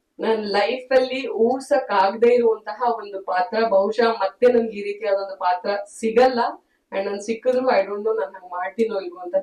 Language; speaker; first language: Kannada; native; Kannada